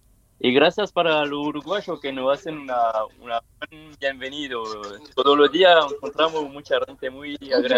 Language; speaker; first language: Spanish; non-native, learner; French